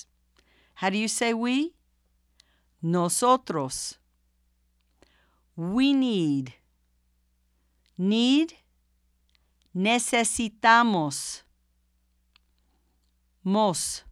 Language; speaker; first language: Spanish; non-native, fluent; English